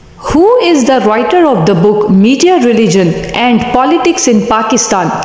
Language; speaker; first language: English; non-native, local second language; Pashto